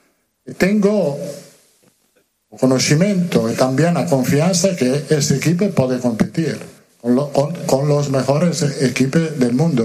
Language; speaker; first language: Portuguese; non-native, learner; Spanish